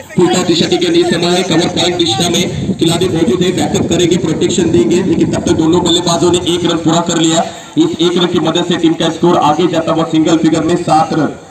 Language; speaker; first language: Hindi; non-native, local second language; Marathi